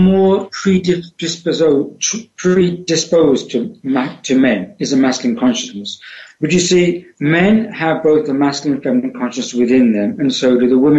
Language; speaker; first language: English; native; English